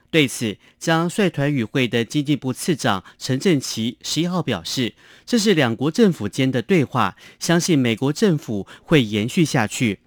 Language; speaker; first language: Chinese; non-native, local second language; Hakka Chinese